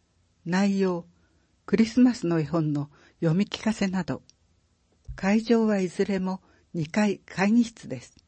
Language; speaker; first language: Japanese; native; Japanese